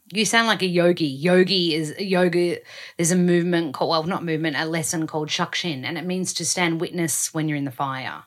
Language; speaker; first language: English; native; English